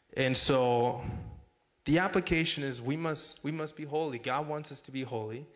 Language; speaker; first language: English; non-native, fluent; Spanish